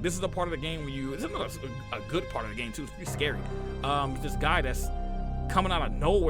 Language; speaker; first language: English; native; English